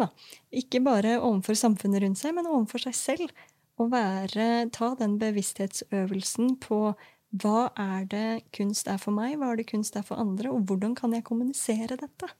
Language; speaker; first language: Norwegian; native; Norwegian